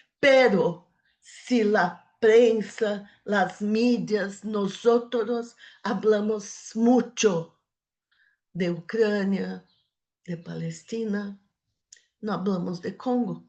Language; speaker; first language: Spanish; non-native, fluent; Portuguese